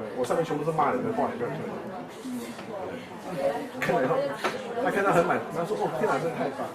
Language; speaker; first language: Chinese; native; Chinese